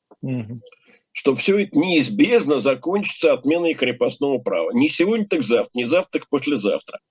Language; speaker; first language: Russian; native; Russian